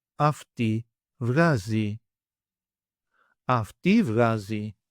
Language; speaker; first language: Greek; native; Greek